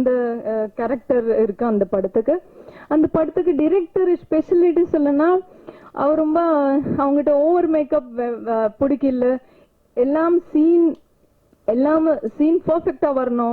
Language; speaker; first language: Tamil; non-native, learner; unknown